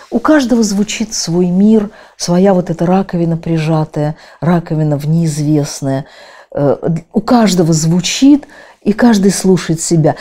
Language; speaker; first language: Russian; native; Russian